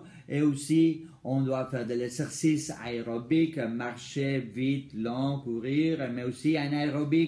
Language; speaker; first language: French; non-native, fluent; Spanish